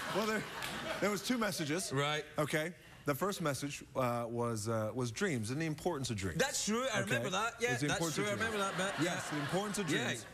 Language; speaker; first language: English; native; English